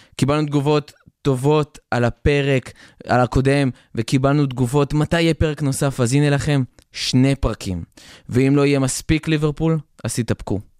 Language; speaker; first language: Hebrew; native; Hebrew